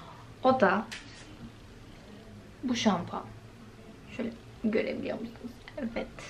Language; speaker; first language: Turkish; native; Turkish